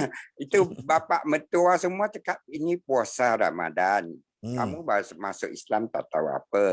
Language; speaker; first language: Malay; non-native, local second language; Chinese